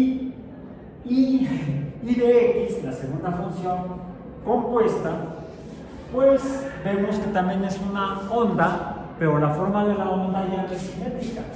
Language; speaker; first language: Spanish; native; Spanish